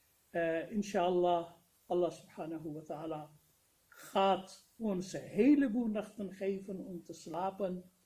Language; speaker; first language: Dutch; non-native, fluent; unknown